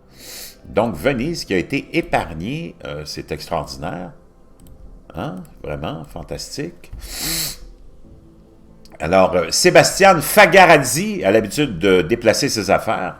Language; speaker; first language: French; native; French